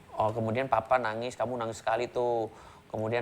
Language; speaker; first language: Indonesian; native; Indonesian